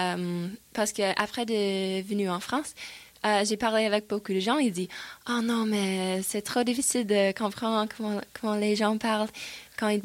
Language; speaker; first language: French; non-native, fluent; English